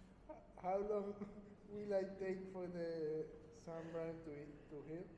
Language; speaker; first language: English; non-native, fluent; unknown